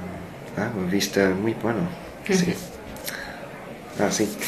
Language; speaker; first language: Spanish; non-native, learner; English